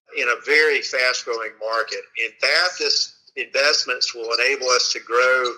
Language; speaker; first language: English; native; English